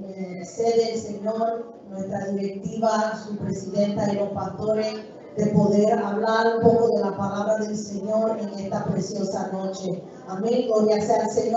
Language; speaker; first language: Spanish; native; Spanish